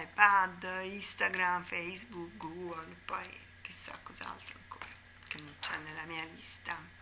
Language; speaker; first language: Italian; native; Italian